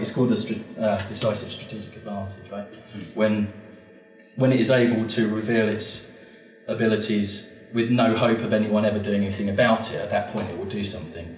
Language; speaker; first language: English; native; English